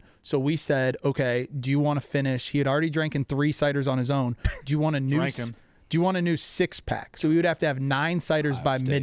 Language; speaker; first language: English; native; English